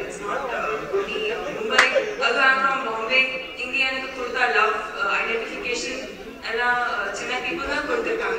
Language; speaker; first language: Tamil; non-native, learner; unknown